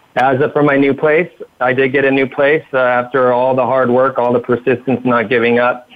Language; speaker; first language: English; native; English